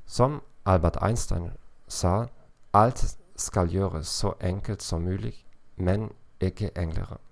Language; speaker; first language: Norwegian; non-native, learner; German